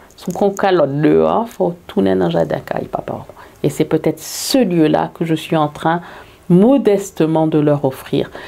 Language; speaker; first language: French; early bilingual, heritage; French